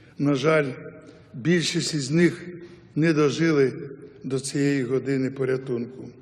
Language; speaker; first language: Ukrainian; non-native, local second language; Yiddish